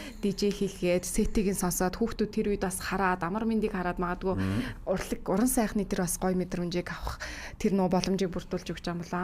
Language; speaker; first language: Mongolian; native; Mongolian